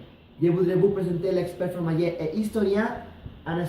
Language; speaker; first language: French; non-native, learner; Spanish